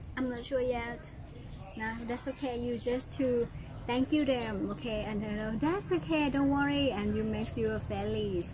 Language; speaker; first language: English; non-native, learner; Thai